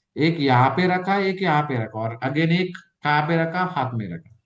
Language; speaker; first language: Hindi; non-native, local second language; Marathi